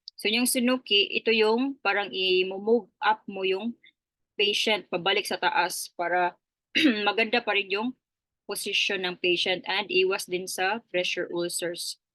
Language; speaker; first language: Filipino; native; Filipino